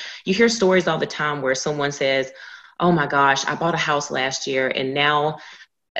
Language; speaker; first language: English; native; English